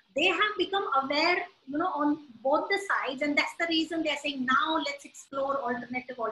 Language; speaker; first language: English; non-native, local second language; Hindi